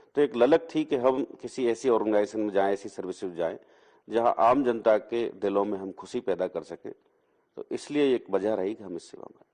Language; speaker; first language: Hindi; native; Hindi